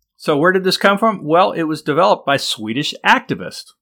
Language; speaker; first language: English; native; English